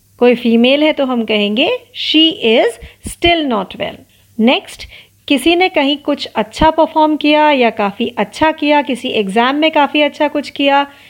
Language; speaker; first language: Hindi; non-native, local second language; Marathi